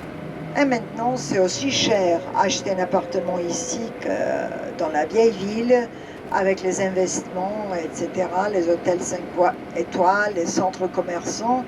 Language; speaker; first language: French; non-native, fluent; Serbian